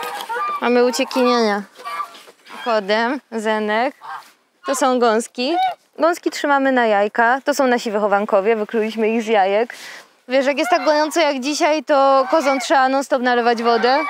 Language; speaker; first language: Polish; native; Polish